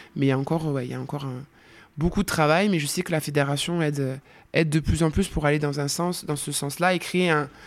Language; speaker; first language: French; native; French